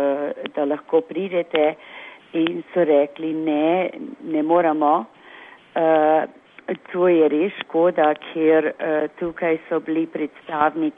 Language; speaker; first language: Slovenian; early bilingual, heritage; Slovenian